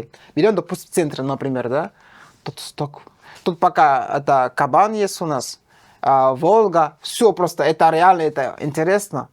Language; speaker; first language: Russian; non-native, fluent; French